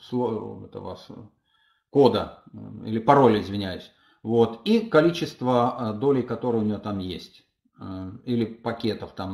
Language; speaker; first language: Russian; native; Russian